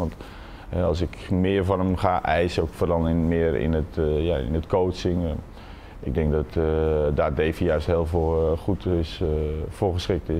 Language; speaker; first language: Dutch; native; Dutch